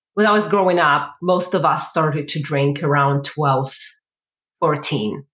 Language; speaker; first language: English; non-native, fluent; Ukrainian